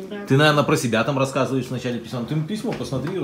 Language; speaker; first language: Russian; native; Russian